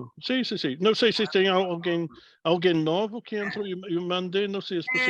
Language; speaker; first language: Portuguese; non-native, fluent; English